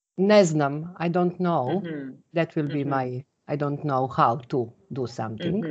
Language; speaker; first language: English; non-native, fluent; Serbian